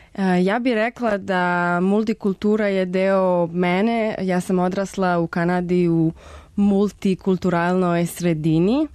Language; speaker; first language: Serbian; non-native, fluent; Spanish